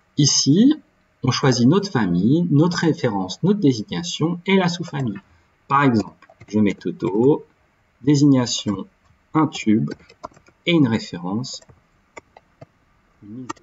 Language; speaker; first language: French; native; French